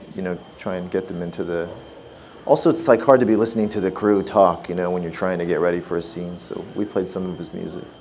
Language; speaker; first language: English; native; English